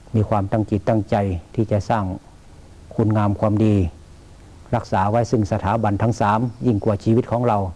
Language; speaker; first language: Thai; native; Thai